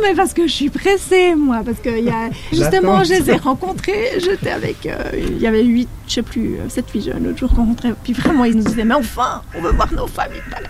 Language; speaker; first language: French; native; French